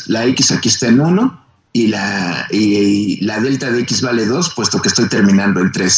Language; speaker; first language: Spanish; native; Spanish